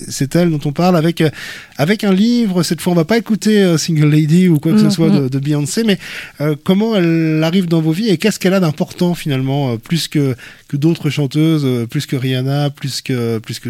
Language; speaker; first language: French; native; French